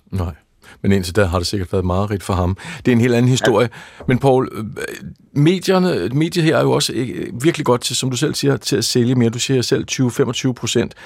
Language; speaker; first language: Danish; native; Danish